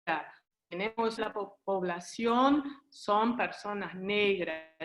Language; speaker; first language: Spanish; non-native, fluent; Portuguese